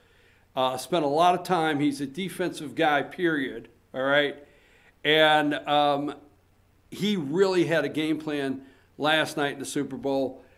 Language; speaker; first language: English; native; English